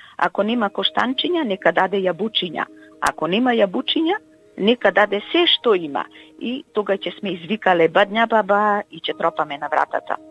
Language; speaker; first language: Macedonian; native; Macedonian